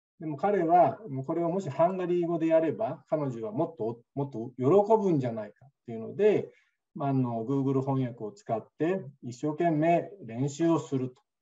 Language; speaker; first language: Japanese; native; Japanese